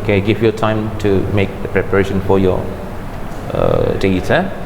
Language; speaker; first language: English; non-native, fluent; Indonesian